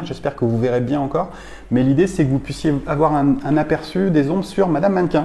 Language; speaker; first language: French; native; French